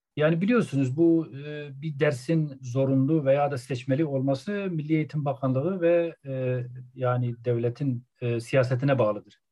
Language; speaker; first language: Turkish; non-native, local second language; Zaza